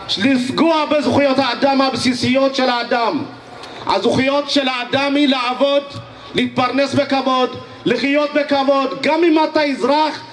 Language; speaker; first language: Hebrew; non-native, fluent; Amharic